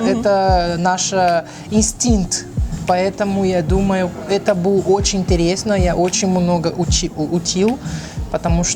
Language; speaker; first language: Russian; non-native, learner; Portuguese